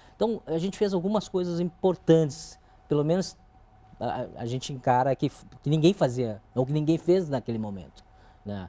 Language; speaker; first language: Portuguese; early bilingual, other home language; Chinese